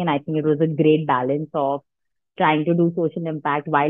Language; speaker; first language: English; non-native, local second language; Hindi